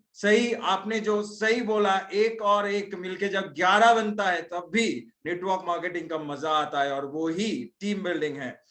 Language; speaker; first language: Hindi; non-native, local second language; Bangla